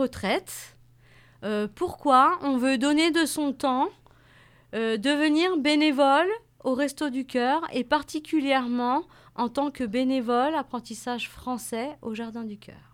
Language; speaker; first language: French; native; French